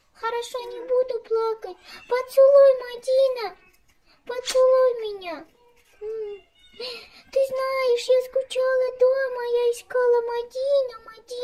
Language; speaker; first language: Russian; non-native, local second language; Kazakh